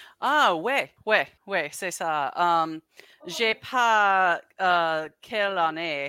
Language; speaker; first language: French; non-native, learner; English